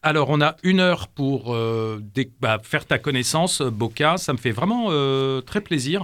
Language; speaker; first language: French; native; French